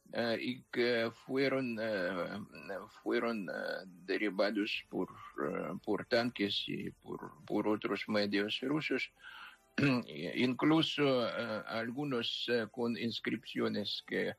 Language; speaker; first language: Spanish; non-native, fluent; Ukrainian